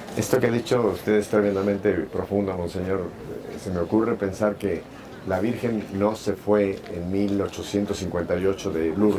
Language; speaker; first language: Spanish; native; Spanish